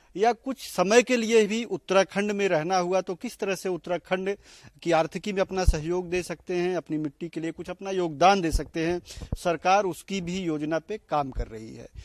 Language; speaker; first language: Hindi; native; Hindi